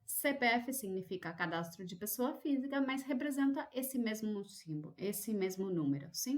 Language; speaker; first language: Portuguese; non-native, fluent; Spanish